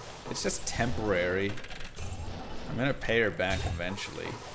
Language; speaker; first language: English; native; English